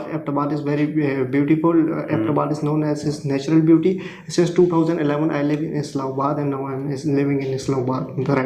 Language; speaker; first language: English; non-native, learner; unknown